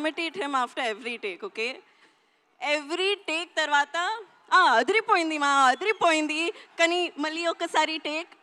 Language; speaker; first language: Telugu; non-native, learner; Hindi